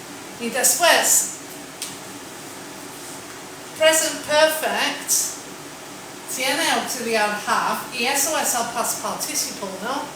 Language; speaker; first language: Spanish; non-native, fluent; English